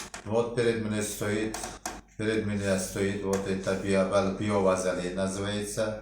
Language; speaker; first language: Russian; non-native, local second language; Uzbek